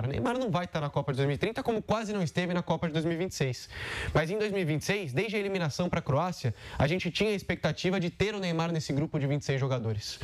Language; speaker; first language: Portuguese; native; Portuguese